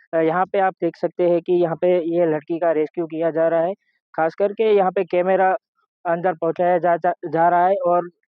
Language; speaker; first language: Hindi; non-native, local second language; Gujarati